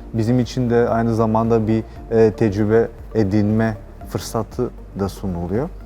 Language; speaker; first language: Turkish; non-native, fluent; Albanian